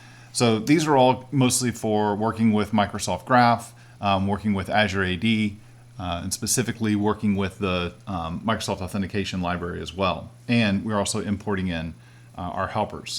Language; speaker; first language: English; native; English